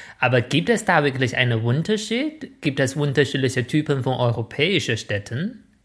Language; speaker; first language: German; non-native, fluent; Chinese